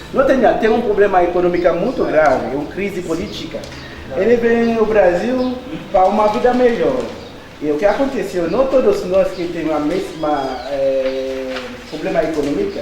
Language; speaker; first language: Portuguese; non-native, learner; Haitian Creole